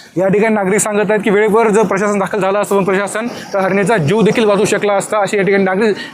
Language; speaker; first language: Marathi; native; Marathi